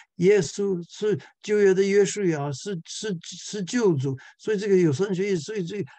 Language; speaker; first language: Chinese; non-native, fluent; English